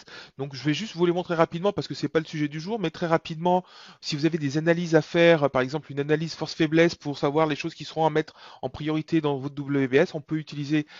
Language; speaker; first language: French; native; French